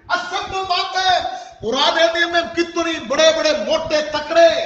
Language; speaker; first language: Hindi; non-native, local second language; Malayalam